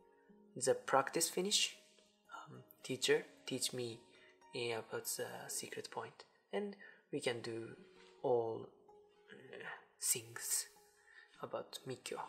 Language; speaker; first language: English; non-native, learner; Japanese